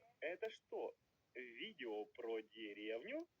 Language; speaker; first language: Russian; native; Russian